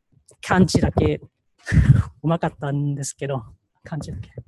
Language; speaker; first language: Japanese; non-native, learner; Chinese